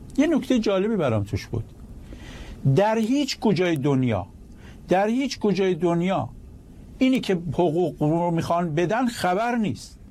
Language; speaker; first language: Persian; native; Persian